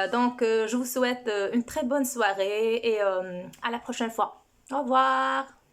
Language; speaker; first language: French; non-native, local second language; Arabic